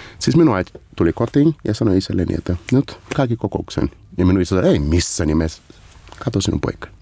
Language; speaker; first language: Finnish; non-native, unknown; Portuguese